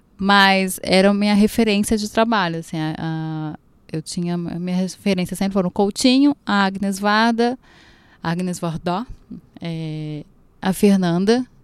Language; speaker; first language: Portuguese; native; Portuguese